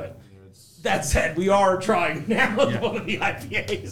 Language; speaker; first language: English; native; English